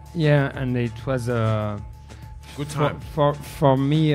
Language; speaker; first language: English; non-native, learner; French